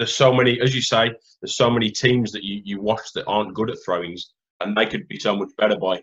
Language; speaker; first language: English; native; English